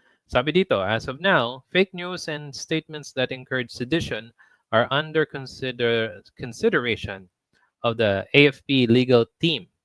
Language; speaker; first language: English; non-native, local second language; Filipino